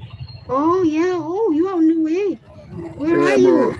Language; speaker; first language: English; non-native, fluent; Indonesian